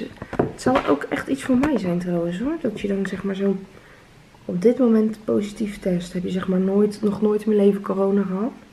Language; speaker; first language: Dutch; native; Dutch